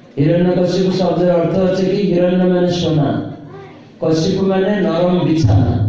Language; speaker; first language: Bangla; non-native, fluent; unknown